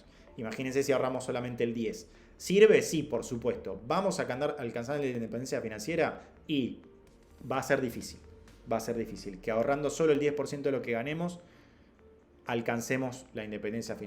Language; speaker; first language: Spanish; native; Spanish